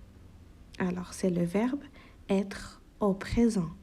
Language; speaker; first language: French; non-native, local second language; Arabic